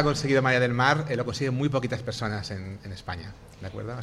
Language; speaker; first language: Spanish; native; Spanish